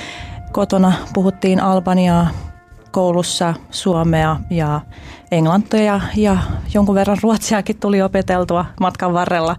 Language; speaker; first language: Finnish; early bilingual, other home language; Albanian